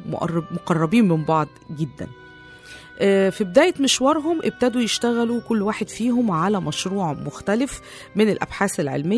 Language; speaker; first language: Arabic; native; Arabic